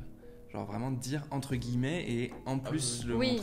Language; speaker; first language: French; native; French